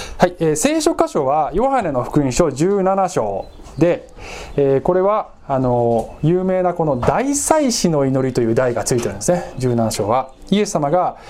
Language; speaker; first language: Japanese; native; Japanese